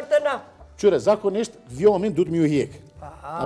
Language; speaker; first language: Albanian; native; Albanian